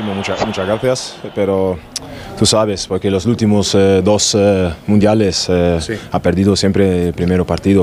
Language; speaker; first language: Spanish; non-native, learner; German